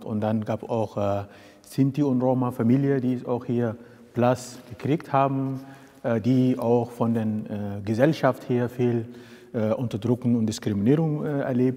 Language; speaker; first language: German; non-native, fluent; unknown